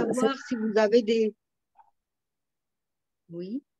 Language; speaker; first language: French; non-native, local second language; Arabic